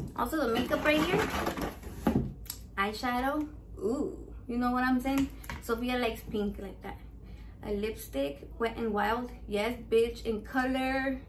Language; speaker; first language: English; early bilingual, other home language; Spanish